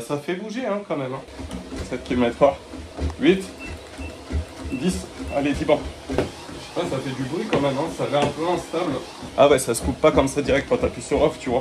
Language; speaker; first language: French; native; French